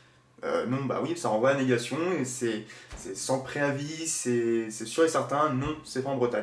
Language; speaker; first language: French; native; French